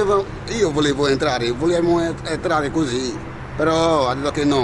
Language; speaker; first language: Italian; non-native, learner; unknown